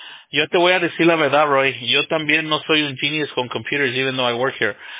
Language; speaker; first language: Spanish; early bilingual, heritage; Spanish